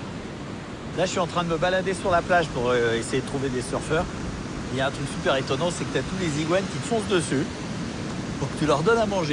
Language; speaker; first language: French; native; French